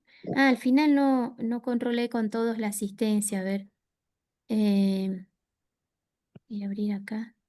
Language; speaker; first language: Spanish; native; Spanish